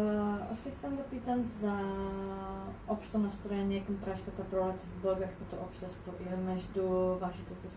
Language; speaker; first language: Bulgarian; non-native, fluent; Czech